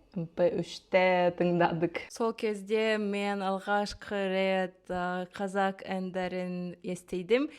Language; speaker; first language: Kazakh; non-native, learner; Yakut